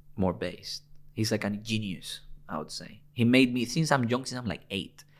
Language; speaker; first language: English; non-native, fluent; Spanish